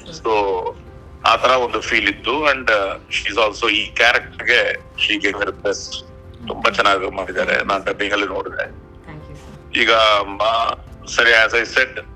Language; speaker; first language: Kannada; non-native, local second language; Telugu